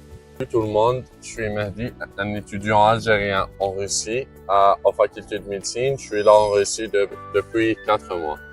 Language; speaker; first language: French; non-native, local second language; Arabic